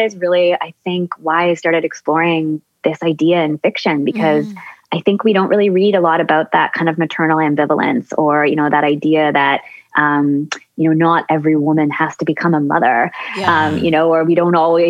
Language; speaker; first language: English; native; English